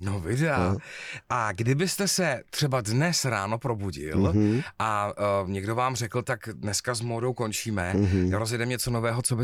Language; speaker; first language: Czech; native; Czech